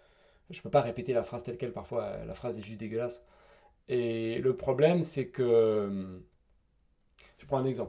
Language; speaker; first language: French; native; French